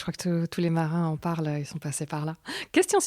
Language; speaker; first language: French; native; French